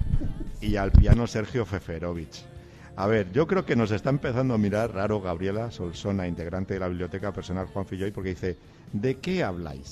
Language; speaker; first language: Spanish; native; Spanish